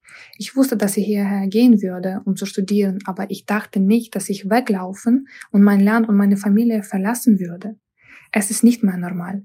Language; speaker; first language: German; non-native, fluent; Ukrainian